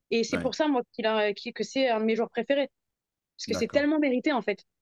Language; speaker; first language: French; native; French